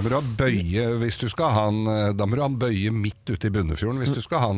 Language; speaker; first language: Norwegian; native; Norwegian